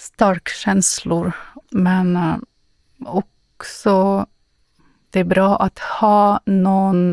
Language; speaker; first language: Swedish; non-native, fluent; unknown